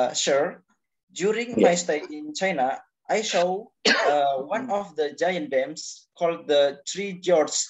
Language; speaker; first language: English; non-native, learner; Indonesian